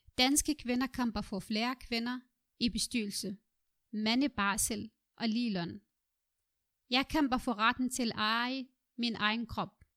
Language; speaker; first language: Danish; non-native, fluent; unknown